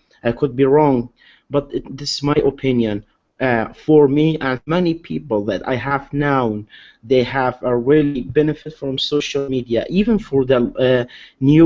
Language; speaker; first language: English; non-native, learner; Arabic